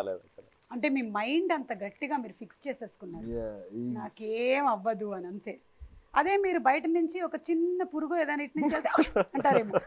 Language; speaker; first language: Telugu; native; Telugu